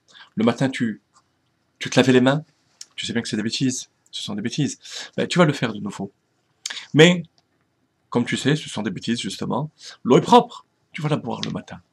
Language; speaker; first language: French; native; French